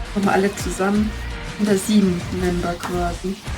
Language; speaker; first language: German; native; German